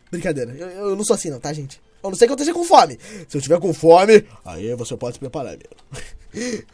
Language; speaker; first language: Portuguese; native; Portuguese